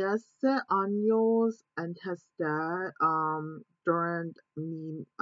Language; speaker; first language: Spanish; non-native, learner; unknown